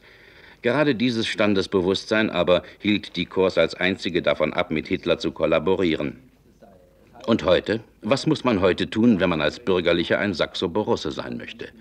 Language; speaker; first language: German; native; German